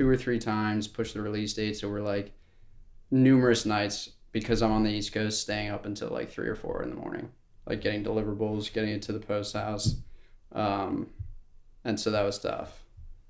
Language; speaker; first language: English; native; English